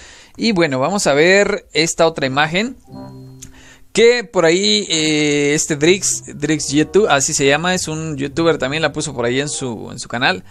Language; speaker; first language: Spanish; native; Spanish